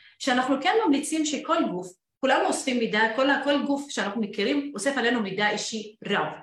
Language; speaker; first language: Hebrew; non-native, local second language; Arabic